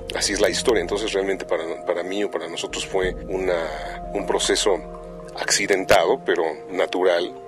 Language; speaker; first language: Spanish; native; Spanish